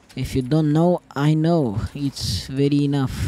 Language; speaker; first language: English; non-native, learner; Romanian